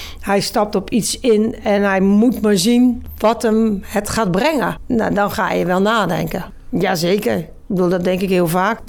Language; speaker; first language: Dutch; native; Dutch